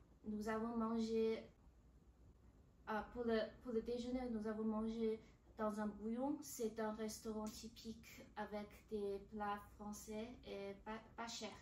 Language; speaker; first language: French; non-native, learner; Chinese